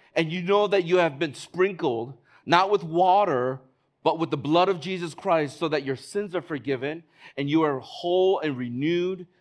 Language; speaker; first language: English; native; English